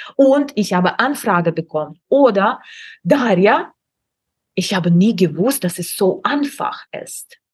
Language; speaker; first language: German; non-native, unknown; Russian